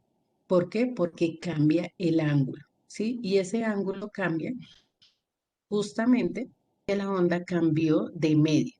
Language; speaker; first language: Spanish; native; Spanish